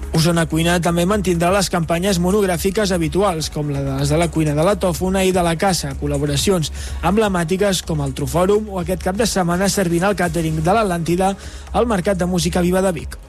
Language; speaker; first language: Catalan; native; Catalan